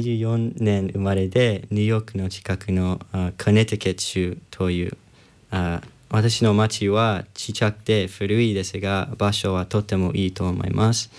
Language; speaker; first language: Japanese; non-native, learner; English